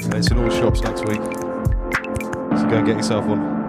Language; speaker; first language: English; native; English